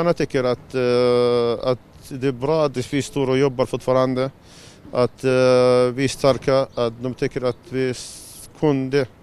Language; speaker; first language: Swedish; non-native, learner; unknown